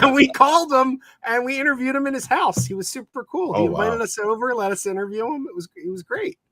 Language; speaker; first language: English; native; English